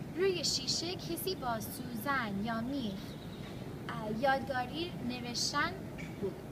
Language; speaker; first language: Persian; early bilingual, heritage; English